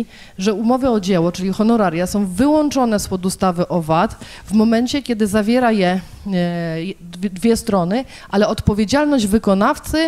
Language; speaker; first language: Polish; native; Polish